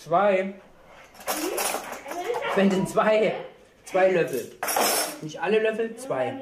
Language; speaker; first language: German; native; German